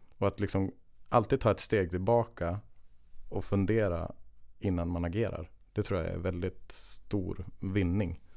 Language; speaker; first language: Swedish; native; Swedish